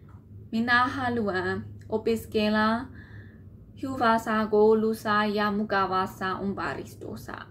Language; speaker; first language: Finnish; non-native, learner; Burmese